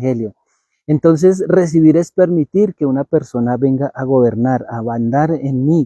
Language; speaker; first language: Spanish; native; Spanish